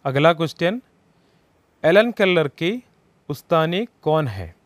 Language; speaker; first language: Hindi; non-native, local second language; Malayalam